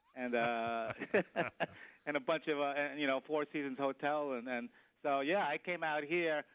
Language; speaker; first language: English; native; English